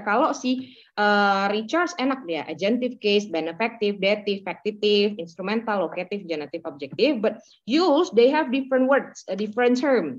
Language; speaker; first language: English; non-native, fluent; Indonesian